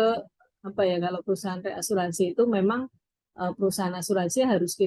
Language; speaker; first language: Indonesian; native; Indonesian